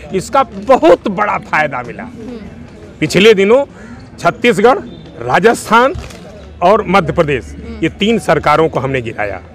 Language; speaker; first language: Hindi; native; Hindi